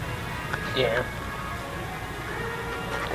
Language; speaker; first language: English; native; English